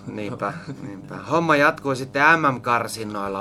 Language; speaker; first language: Finnish; native; Finnish